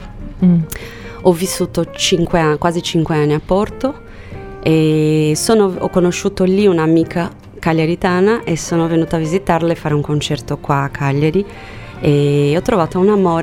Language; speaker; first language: Italian; non-native, fluent; Portuguese